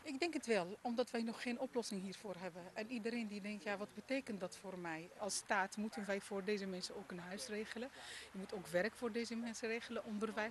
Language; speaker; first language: Dutch; non-native, fluent; Arabic